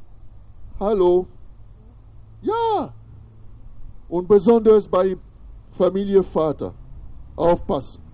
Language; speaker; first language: German; non-native, fluent; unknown